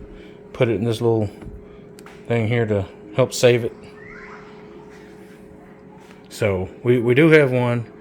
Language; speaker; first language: English; native; English